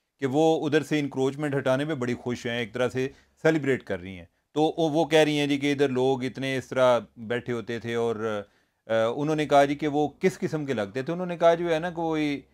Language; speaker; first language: Urdu; non-native, local second language; Punjabi